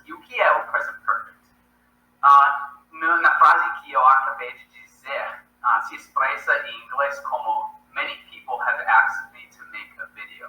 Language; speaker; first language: Portuguese; non-native, fluent; English